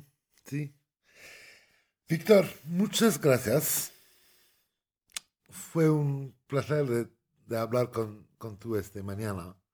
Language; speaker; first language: Spanish; non-native, fluent; Arabic